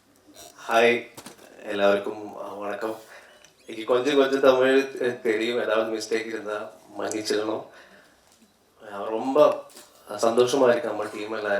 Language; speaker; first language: Tamil; non-native, learner; Malayalam